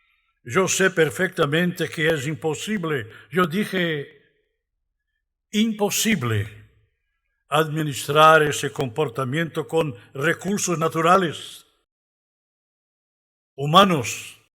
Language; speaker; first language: Spanish; non-native, fluent; Portuguese